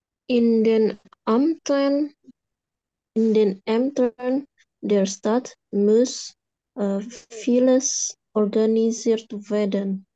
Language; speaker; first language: German; non-native, learner; Indonesian